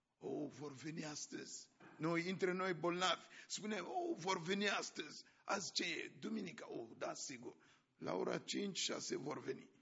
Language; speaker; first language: Romanian; non-native, fluent; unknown